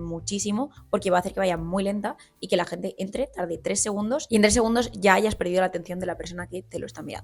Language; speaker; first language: Spanish; native; Spanish